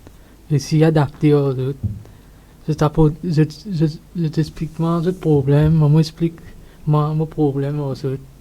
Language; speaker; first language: French; non-native, local second language; Morisyen